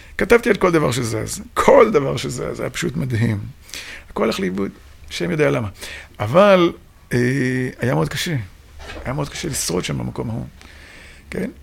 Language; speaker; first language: Hebrew; native; Hebrew